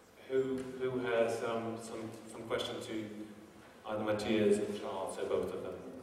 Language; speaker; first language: English; non-native, fluent; German